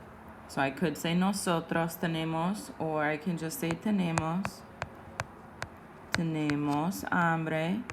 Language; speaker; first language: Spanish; non-native, fluent; English